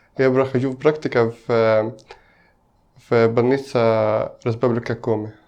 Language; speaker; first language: Russian; non-native, learner; Arabic